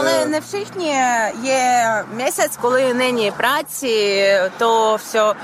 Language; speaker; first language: Czech; non-native, learner; Ukrainian